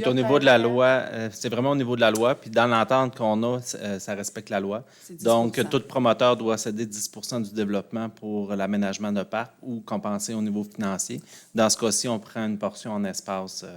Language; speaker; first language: French; native; French